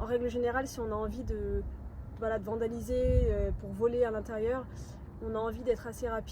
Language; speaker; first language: French; native; French